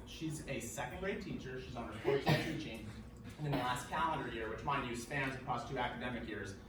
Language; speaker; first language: English; native; English